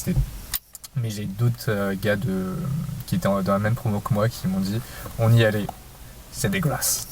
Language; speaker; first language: French; native; French